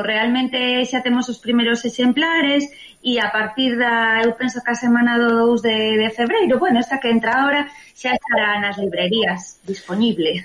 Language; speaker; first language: Galician; non-native, local second language; Spanish